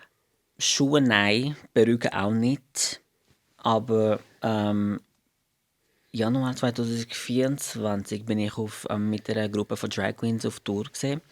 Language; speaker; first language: German; non-native, fluent; Portuguese